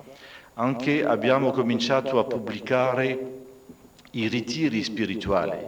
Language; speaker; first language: Italian; non-native, fluent; French